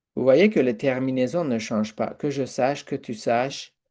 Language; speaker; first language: French; non-native, fluent; Persian